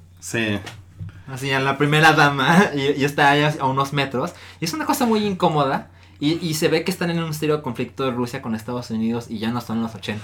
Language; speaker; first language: Spanish; native; Spanish